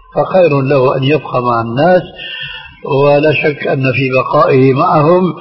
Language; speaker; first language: Arabic; early bilingual, other home language; Albanian